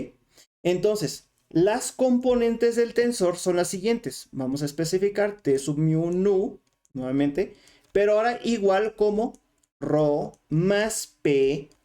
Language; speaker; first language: Spanish; native; Spanish